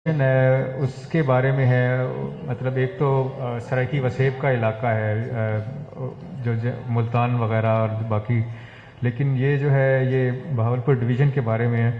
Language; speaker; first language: Urdu; non-native, local second language; Saraiki